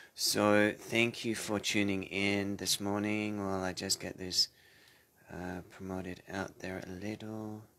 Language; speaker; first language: English; native; English